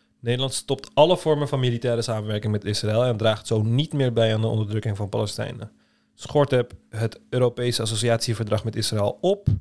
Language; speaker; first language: Dutch; early bilingual, other home language; Turkish